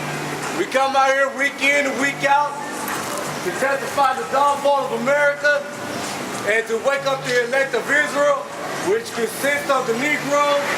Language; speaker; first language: English; native; English